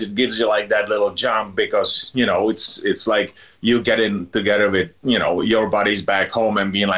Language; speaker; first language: English; non-native, fluent; Czech